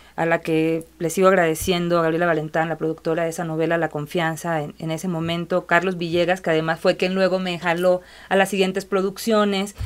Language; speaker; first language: Spanish; native; Spanish